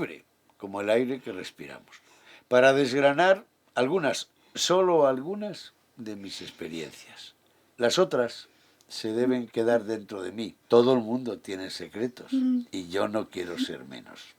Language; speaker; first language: Spanish; native; Spanish